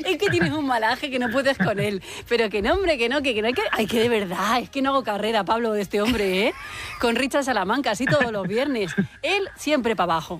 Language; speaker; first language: Spanish; native; Spanish